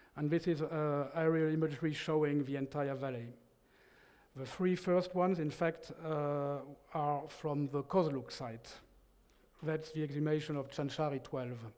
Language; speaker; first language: English; non-native, fluent; French